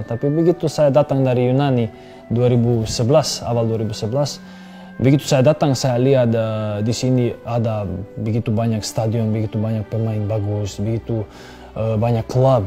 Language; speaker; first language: Indonesian; non-native, fluent; Serbian